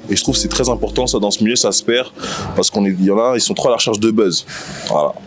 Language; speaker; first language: French; native; French